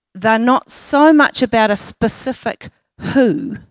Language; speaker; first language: English; native; English